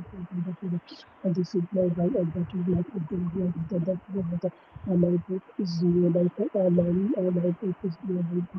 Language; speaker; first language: English; non-native, learner; Bangla